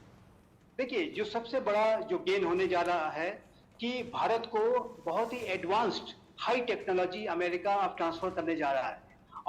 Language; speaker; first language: Hindi; native; Hindi